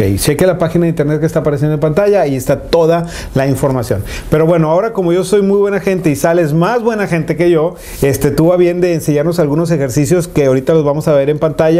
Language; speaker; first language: Spanish; native; Spanish